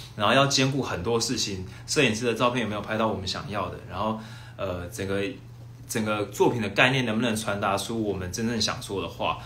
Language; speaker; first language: Chinese; native; Chinese